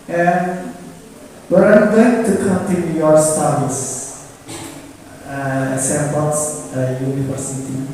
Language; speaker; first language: English; non-native, learner; Indonesian